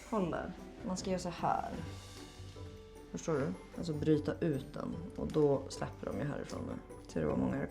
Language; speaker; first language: Swedish; native; Swedish